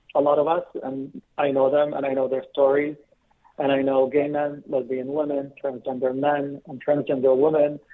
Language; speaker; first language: English; non-native, fluent; Arabic